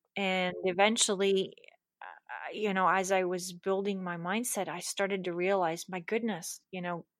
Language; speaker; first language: English; non-native, fluent; German